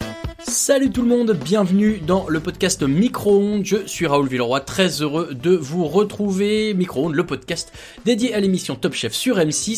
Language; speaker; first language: French; native; French